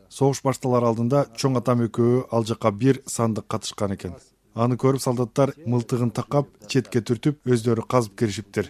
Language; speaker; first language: Kyrgyz; non-native, local second language; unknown